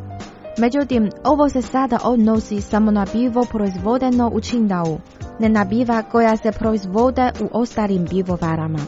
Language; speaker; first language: Croatian; non-native, fluent; Chinese